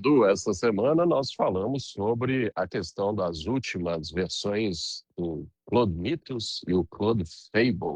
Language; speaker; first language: Portuguese; native; Portuguese